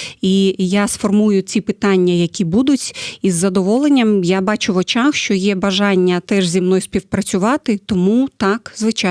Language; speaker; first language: Ukrainian; non-native, fluent; Russian